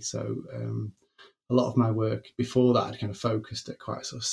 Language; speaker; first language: English; native; English